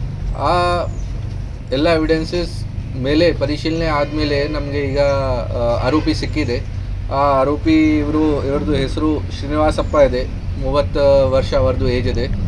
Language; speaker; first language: Kannada; non-native, fluent; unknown